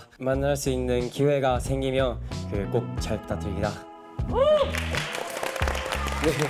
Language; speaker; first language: Korean; non-native, learner; Japanese